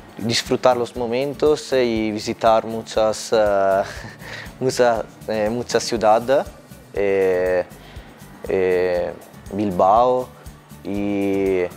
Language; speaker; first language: Spanish; non-native, learner; Italian